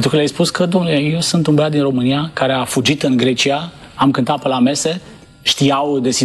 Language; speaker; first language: Romanian; native; Romanian